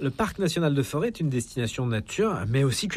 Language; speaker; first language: French; native; French